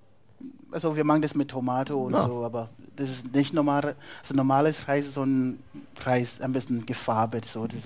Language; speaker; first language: German; non-native, fluent; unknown